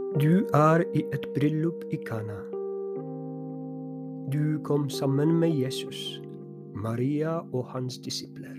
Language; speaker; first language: Norwegian; non-native, fluent; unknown